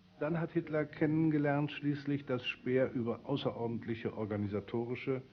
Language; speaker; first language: German; native; German